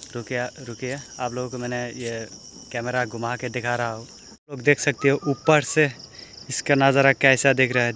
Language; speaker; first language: Hindi; non-native, local second language; Bangla